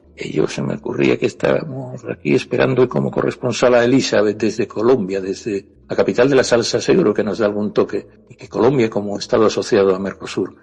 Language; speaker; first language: Spanish; native; Spanish